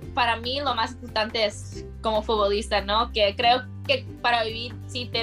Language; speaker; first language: Spanish; early bilingual, heritage; Spanish